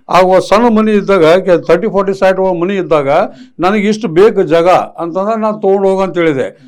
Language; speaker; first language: Kannada; native; Kannada